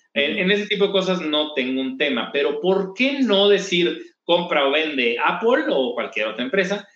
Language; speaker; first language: Spanish; native; Spanish